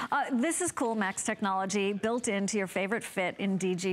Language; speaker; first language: English; native; English